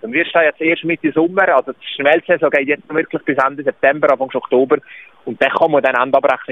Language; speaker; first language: German; native; German